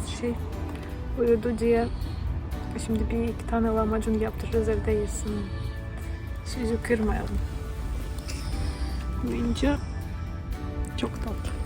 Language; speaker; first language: Turkish; non-native, learner; Russian